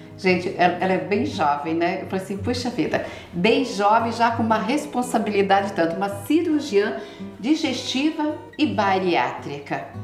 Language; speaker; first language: Portuguese; native; Portuguese